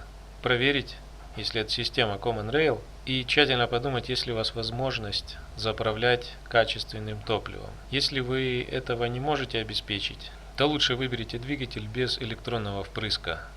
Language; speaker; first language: Russian; native; Russian